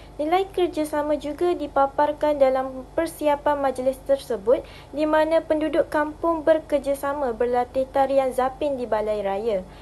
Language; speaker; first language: Malay; native; Malay